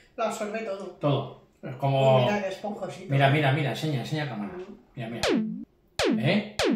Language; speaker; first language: Spanish; native; Spanish